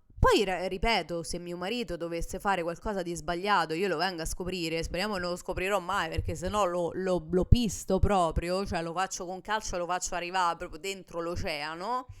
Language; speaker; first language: Italian; native; Italian